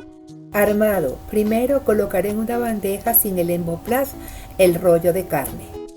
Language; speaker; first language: Spanish; native; Spanish